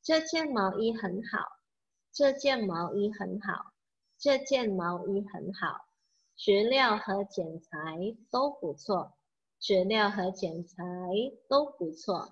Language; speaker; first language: Chinese; non-native, fluent; Indonesian